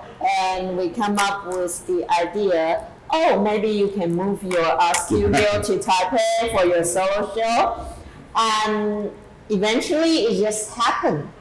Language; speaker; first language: English; non-native, fluent; Chinese